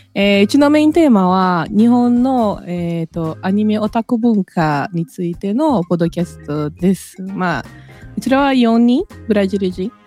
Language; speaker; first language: Japanese; early bilingual, other home language; Portuguese